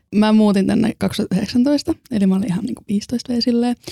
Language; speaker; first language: Finnish; early bilingual, other home language; Estonian